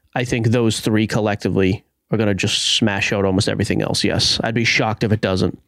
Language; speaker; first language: English; native; English